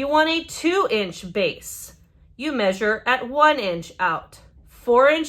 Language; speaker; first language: English; native; English